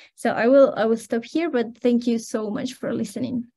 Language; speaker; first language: English; non-native, fluent; Spanish